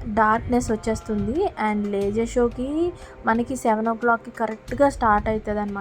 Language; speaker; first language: Telugu; native; Telugu